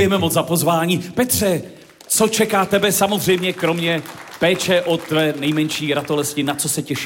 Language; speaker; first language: Czech; native; Czech